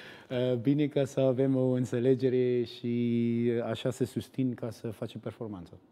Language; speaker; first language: Romanian; non-native, learner; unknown